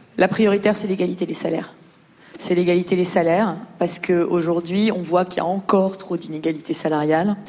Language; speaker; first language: French; native; French